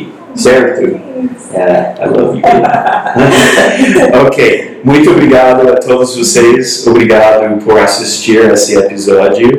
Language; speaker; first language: Portuguese; non-native, fluent; English